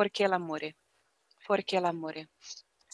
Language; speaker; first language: Italian; non-native, learner; Portuguese